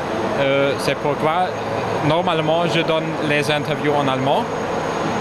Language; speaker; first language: French; non-native, fluent; German